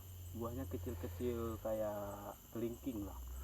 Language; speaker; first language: Malay; native; Malay